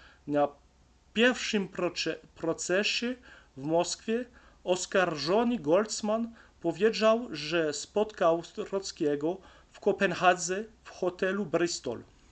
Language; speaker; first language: Polish; non-native, learner; French